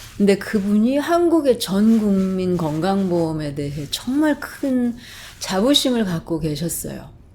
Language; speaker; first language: Korean; non-native, fluent; English